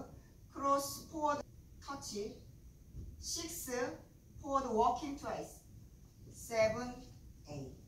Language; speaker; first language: English; non-native, fluent; Korean